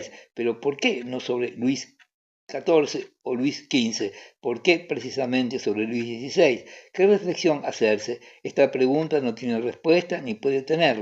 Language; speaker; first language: Spanish; native; Spanish